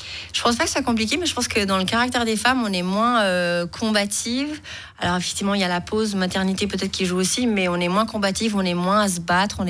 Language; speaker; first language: French; native; French